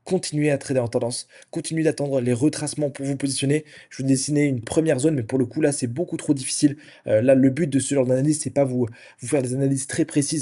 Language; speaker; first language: French; native; French